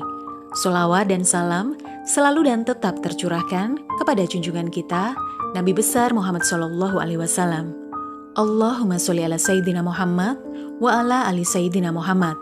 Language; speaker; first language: Indonesian; native; Indonesian